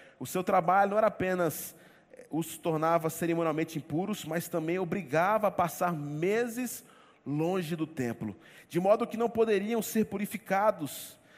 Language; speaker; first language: Portuguese; native; Portuguese